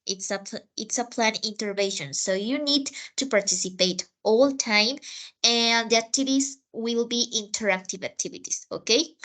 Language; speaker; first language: English; non-native, fluent; Spanish